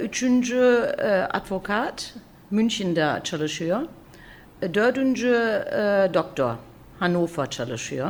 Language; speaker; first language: Turkish; early bilingual, heritage; German